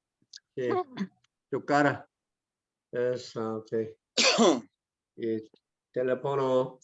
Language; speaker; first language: Spanish; non-native, learner; Korean